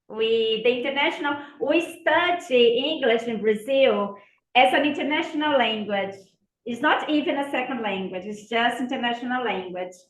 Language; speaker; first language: English; non-native, fluent; Portuguese